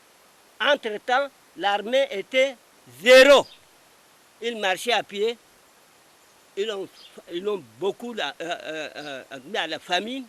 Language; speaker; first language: French; non-native, local second language; Arabic